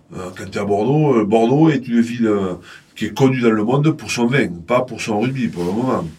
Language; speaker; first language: French; native; French